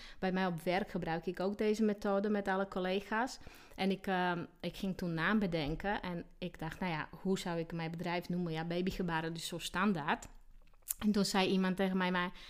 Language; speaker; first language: Dutch; non-native, fluent; Slovak